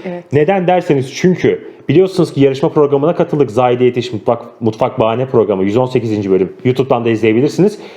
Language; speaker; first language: Turkish; native; Turkish